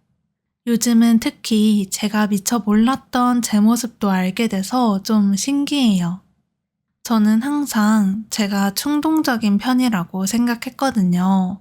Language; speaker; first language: Korean; native; Korean